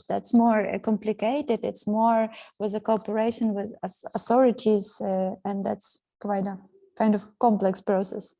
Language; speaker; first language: English; non-native, fluent; Ukrainian